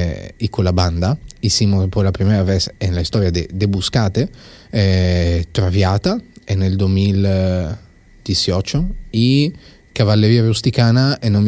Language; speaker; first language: Spanish; non-native, fluent; Italian